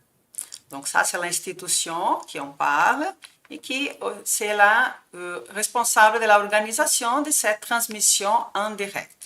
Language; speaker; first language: French; non-native, fluent; Portuguese